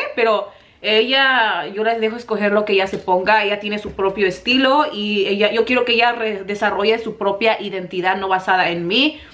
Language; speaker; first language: Spanish; native; Spanish